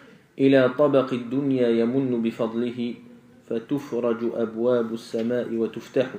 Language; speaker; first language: Arabic; non-native, fluent; French